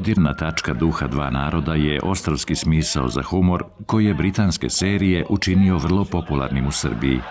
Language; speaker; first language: Bosnian; native; Bosnian